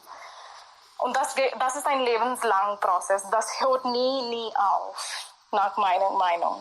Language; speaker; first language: German; non-native, fluent; Hindi